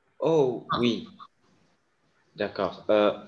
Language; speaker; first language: French; non-native, learner; English